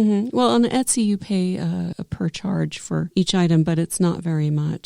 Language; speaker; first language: English; native; English